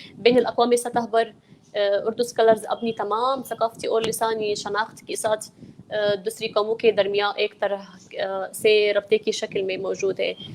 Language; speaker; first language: Urdu; non-native, fluent; Arabic